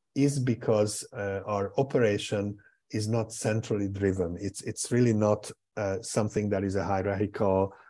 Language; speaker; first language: English; non-native, fluent; Hungarian